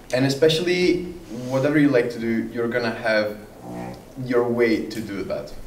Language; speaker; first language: English; non-native, fluent; Italian